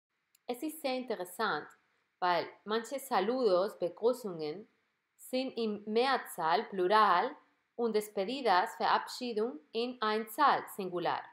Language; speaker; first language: German; non-native, fluent; Spanish